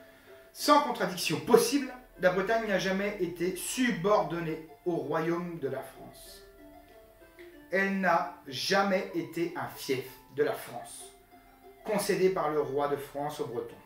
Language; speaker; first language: French; native; French